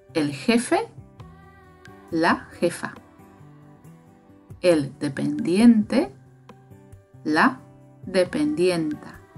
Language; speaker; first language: Spanish; non-native, fluent; Slovak